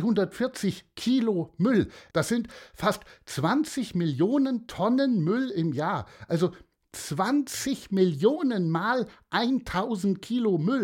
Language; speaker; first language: German; native; German